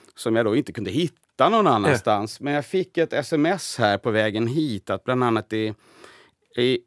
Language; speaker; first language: Swedish; native; Swedish